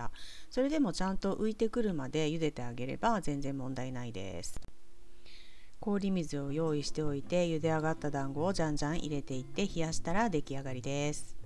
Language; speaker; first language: Japanese; native; Japanese